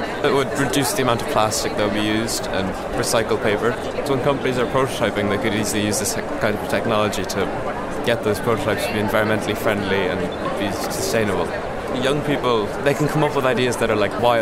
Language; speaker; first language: English; native; English